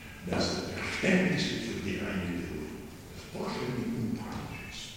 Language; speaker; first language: German; non-native, fluent; Polish